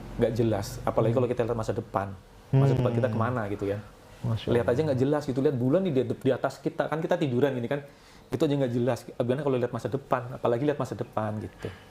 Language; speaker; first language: Indonesian; non-native, local second language; Javanese